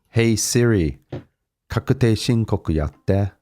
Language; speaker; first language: Japanese; non-native, fluent; English